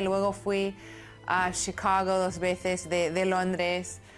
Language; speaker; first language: Spanish; non-native, fluent; English